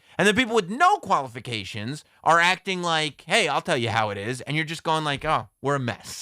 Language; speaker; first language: English; native; English